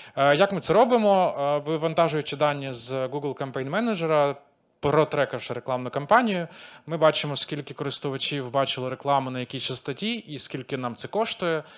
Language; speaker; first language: Ukrainian; non-native, local second language; Russian